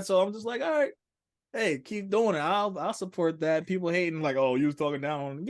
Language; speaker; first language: English; native; English